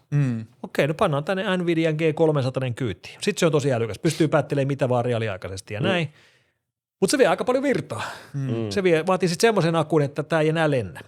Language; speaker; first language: Finnish; native; Finnish